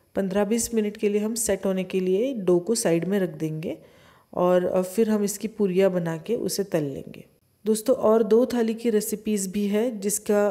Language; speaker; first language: Hindi; non-native, local second language; Marathi